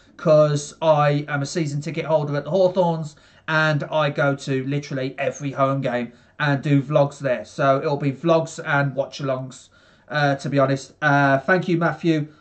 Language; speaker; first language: English; native; English